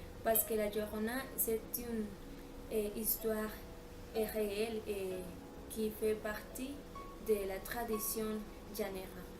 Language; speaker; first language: French; non-native, learner; Spanish